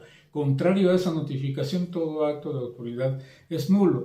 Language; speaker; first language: Spanish; native; Spanish